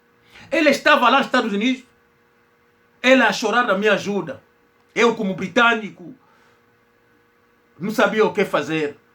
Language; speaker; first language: Portuguese; non-native, local second language; Kongo